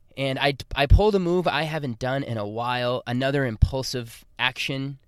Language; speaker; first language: English; native; English